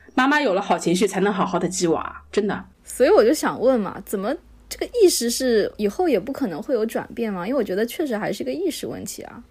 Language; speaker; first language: Chinese; native; Chinese